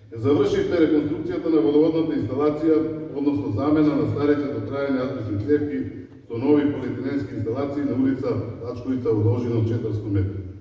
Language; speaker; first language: Macedonian; native; Macedonian